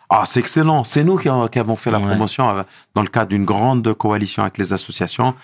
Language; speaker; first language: French; non-native, local second language; Arabic